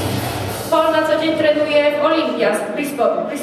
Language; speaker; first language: Polish; native; Polish